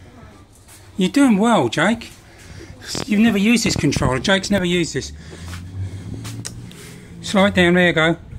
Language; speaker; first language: English; native; English